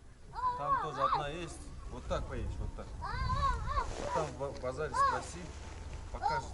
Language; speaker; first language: Russian; non-native, local second language; Tajik